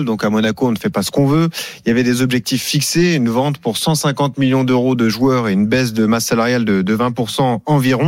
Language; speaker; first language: French; native; French